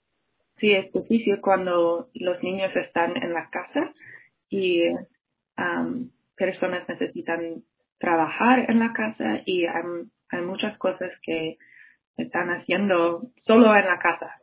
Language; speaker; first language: Spanish; non-native, fluent; English